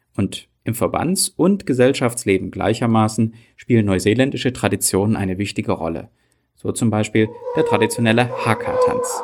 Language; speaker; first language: German; native; German